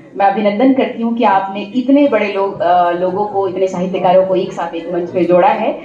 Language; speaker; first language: Hindi; native; Hindi